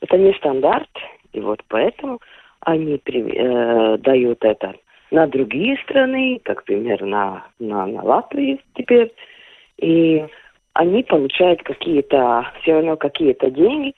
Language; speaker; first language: Russian; non-native, local second language; Latvian